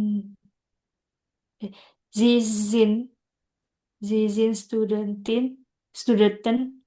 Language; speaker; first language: German; non-native, learner; Indonesian